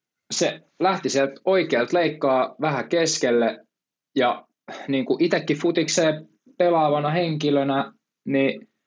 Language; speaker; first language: Finnish; native; Finnish